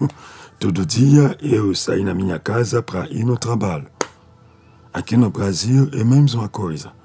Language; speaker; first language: Portuguese; non-native, learner; Lingala